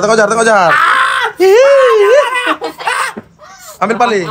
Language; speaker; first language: Malay; native; Malay